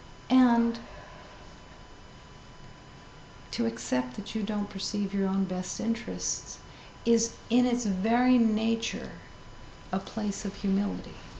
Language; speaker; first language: English; native; English